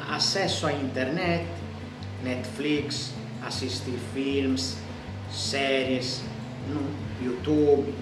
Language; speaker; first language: Portuguese; non-native, fluent; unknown